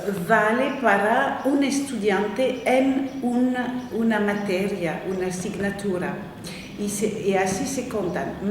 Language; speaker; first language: Spanish; non-native, fluent; French